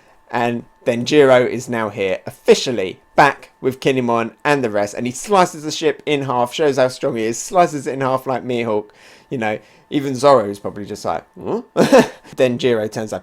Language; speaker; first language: English; native; English